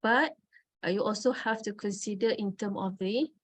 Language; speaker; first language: English; non-native, local second language; Malay